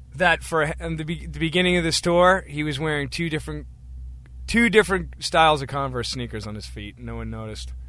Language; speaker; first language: English; native; English